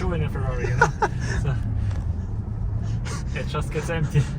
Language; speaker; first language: English; non-native, fluent; German